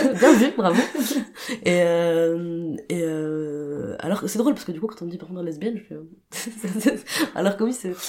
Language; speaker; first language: French; non-native, local second language; Arabic